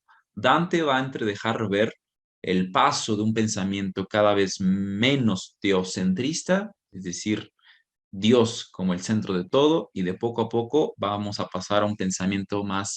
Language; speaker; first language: Spanish; native; Spanish